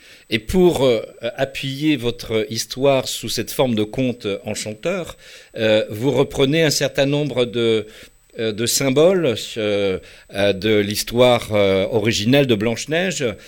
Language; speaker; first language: French; native; French